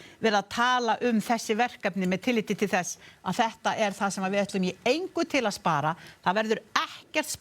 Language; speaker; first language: Icelandic; native; Icelandic